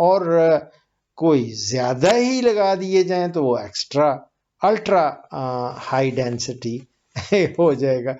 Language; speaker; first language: Urdu; native; Urdu